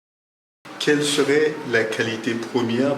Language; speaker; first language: French; native; French